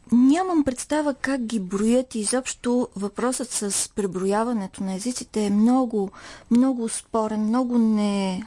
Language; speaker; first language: Bulgarian; native; Bulgarian